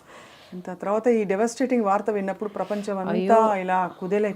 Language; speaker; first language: Telugu; native; Telugu